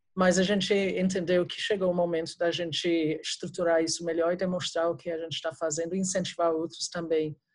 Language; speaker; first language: Portuguese; non-native, fluent; English